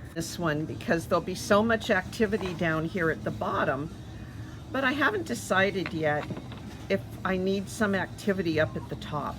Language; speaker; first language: English; native; English